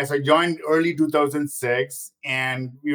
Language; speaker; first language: English; non-native, local second language; Tamil